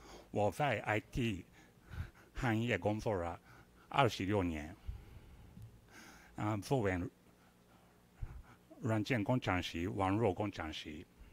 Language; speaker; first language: Chinese; non-native, learner; Japanese